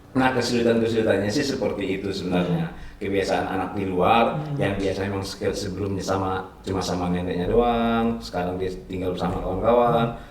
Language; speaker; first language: Indonesian; native; Indonesian